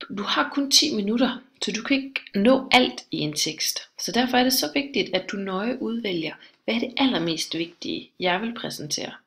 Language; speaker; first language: Danish; native; Danish